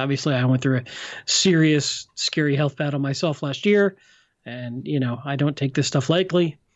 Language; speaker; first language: English; native; English